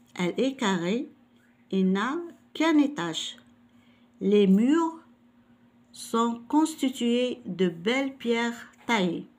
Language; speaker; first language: French; non-native, local second language; Arabic